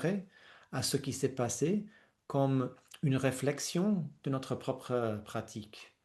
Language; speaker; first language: French; non-native, fluent; English